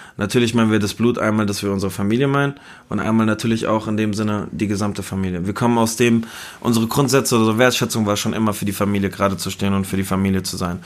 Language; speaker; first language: German; early bilingual, other home language; Spanish